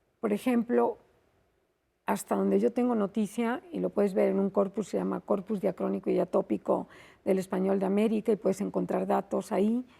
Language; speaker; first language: Spanish; native; Spanish